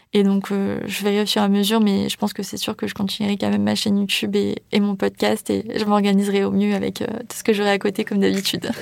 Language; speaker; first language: French; native; French